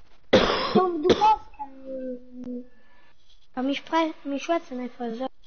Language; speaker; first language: German; non-native, learner; Portuguese